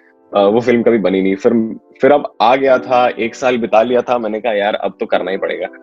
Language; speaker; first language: Hindi; native; Hindi